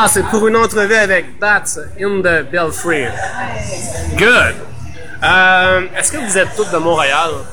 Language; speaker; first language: French; native; French